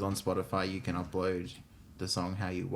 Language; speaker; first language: English; native; English